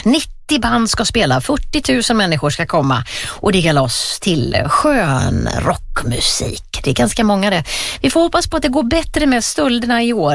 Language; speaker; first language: Swedish; native; Swedish